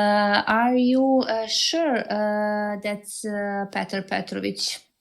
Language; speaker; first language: English; non-native, learner; Serbian